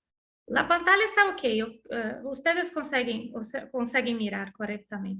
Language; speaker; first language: Spanish; non-native, learner; Portuguese